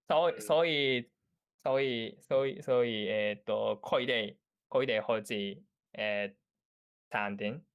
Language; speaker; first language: Cantonese; non-native, learner; Japanese